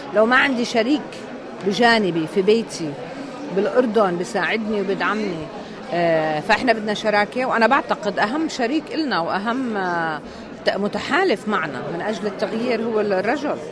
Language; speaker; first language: Arabic; native; Arabic